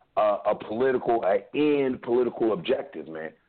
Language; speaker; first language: English; native; English